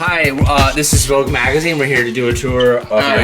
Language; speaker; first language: English; native; English